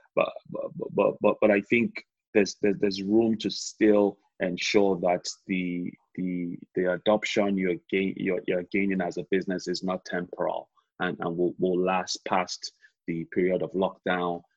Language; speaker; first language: English; non-native, local second language; Yoruba